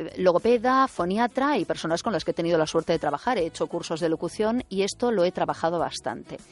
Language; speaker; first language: Spanish; native; Spanish